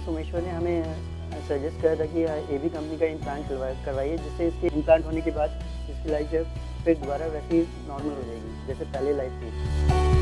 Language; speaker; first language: Hindi; native; Hindi